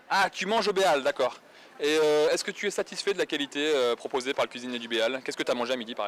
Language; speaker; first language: French; native; French